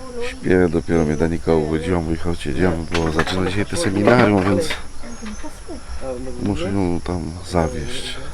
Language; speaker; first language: Polish; native; Polish